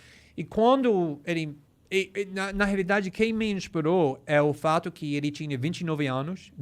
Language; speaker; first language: Portuguese; non-native, fluent; English